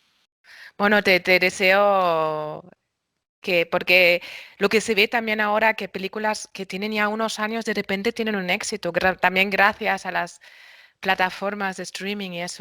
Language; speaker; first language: Spanish; non-native, fluent; German